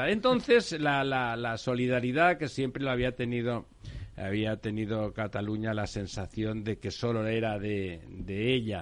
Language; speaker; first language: Spanish; native; Spanish